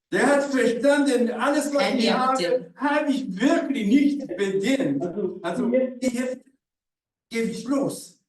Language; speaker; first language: German; non-native, fluent; Rundi